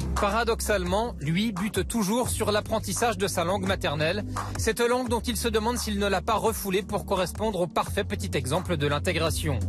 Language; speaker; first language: French; native; French